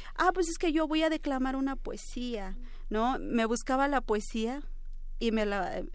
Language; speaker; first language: Spanish; non-native, local second language; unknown